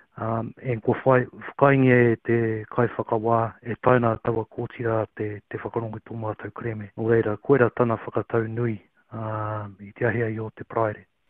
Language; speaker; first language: Māori; non-native, local second language; English